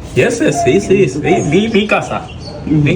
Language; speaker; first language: Spanish; non-native, learner; Malayalam